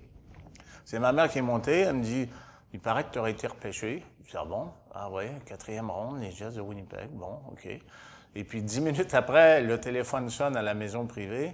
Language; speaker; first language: French; native; French